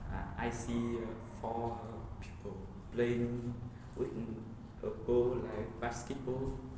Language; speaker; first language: English; non-native, learner; Vietnamese